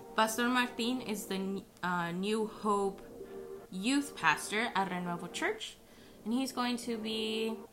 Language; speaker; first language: English; early bilingual, other home language; Spanish